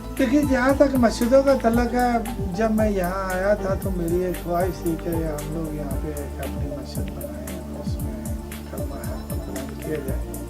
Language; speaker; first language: Urdu; non-native, local second language; Punjabi